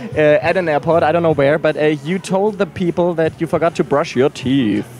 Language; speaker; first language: English; non-native, fluent; German